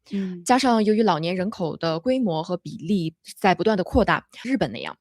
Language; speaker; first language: Chinese; native; Chinese